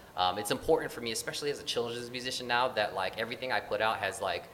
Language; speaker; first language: English; early bilingual, other home language; Filipino